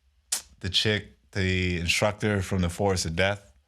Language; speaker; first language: English; native; English